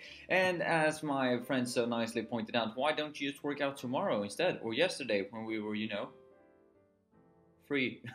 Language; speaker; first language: English; non-native, fluent; Swedish